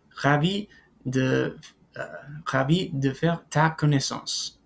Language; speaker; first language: French; non-native, fluent; English